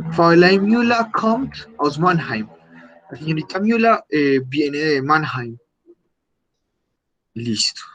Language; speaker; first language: German; non-native, learner; Spanish